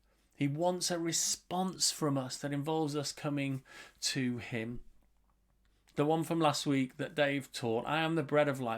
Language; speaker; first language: English; native; English